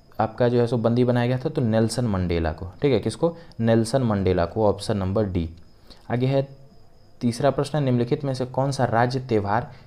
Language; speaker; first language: Hindi; native; Hindi